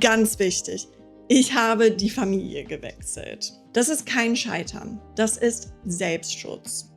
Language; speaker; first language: German; non-native, fluent; English